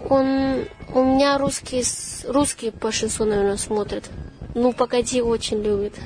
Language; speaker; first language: Russian; non-native, fluent; Chinese